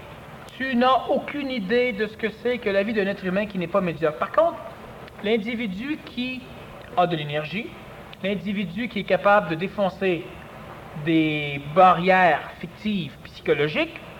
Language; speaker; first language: French; native; French